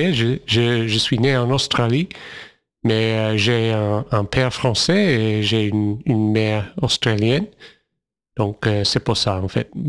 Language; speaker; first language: French; non-native, fluent; English